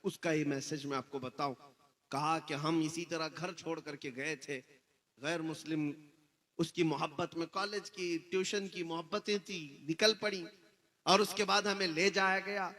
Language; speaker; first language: Hindi; native; Hindi